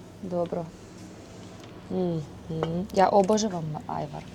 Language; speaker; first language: Macedonian; non-native, learner; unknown